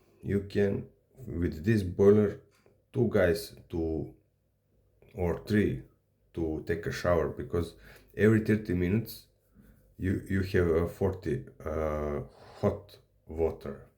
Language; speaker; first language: English; non-native, learner; Serbian